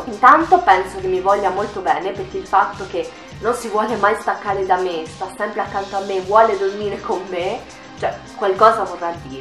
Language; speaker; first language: Italian; native; Italian